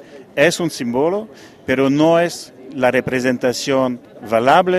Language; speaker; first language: Spanish; non-native, fluent; French